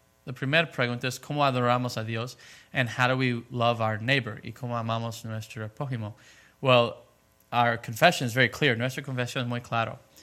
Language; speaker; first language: Spanish; non-native, fluent; English